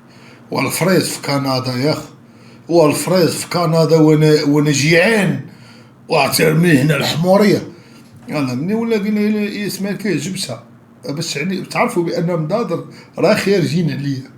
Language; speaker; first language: Arabic; native; Arabic